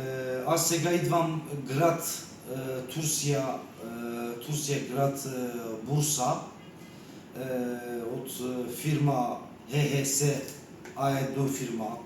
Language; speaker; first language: Bulgarian; non-native, learner; Turkish